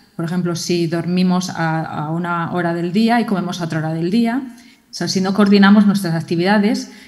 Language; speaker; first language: Spanish; native; Spanish